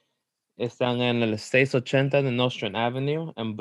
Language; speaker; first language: Spanish; early bilingual, heritage; Spanish